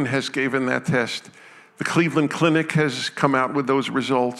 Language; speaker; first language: English; native; English